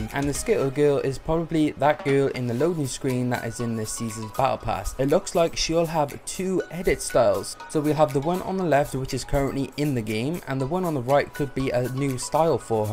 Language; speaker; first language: English; native; English